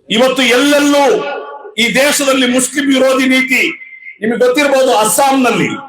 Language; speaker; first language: Kannada; non-native, local second language; Urdu